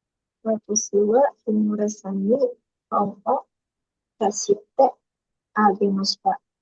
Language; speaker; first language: Japanese; non-native, learner; Indonesian